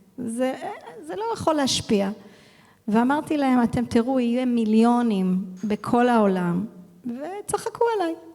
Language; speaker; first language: Hebrew; early bilingual, heritage; English